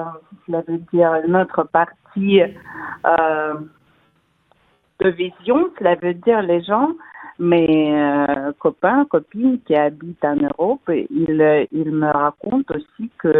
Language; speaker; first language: French; non-native, fluent; Russian